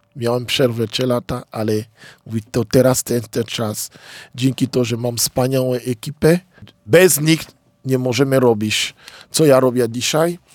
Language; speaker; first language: Polish; non-native, fluent; Lingala